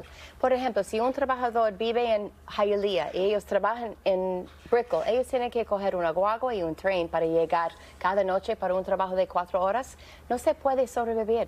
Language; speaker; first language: Spanish; non-native, fluent; English